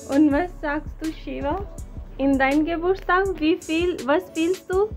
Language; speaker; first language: German; non-native, learner; Hindi